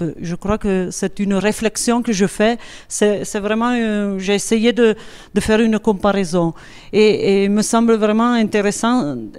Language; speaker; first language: French; non-native, local second language; Italian